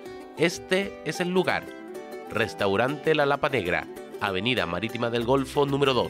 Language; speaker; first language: Spanish; native; Spanish